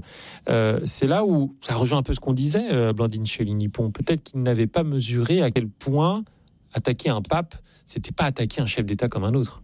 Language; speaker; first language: French; native; French